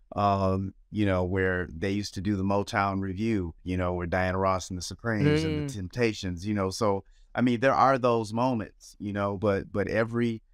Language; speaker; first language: English; native; English